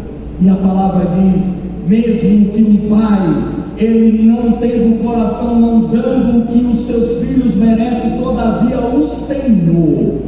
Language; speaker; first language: Portuguese; native; Portuguese